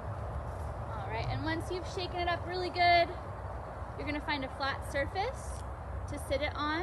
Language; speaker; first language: English; native; English